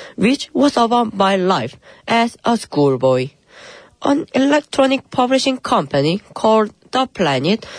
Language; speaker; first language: English; early bilingual, other home language; Korean